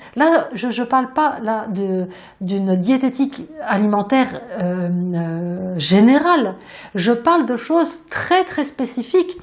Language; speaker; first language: French; native; French